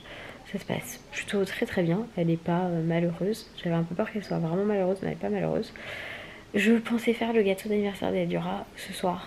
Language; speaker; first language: French; native; French